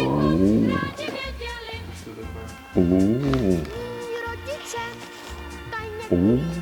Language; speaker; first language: Russian; native; Russian